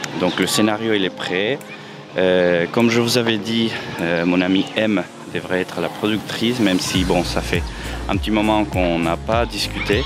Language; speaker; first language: French; non-native, fluent; Spanish